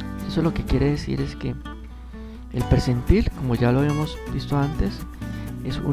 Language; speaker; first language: Spanish; native; Spanish